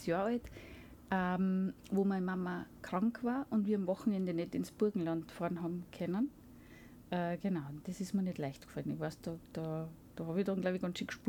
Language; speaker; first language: German; native; German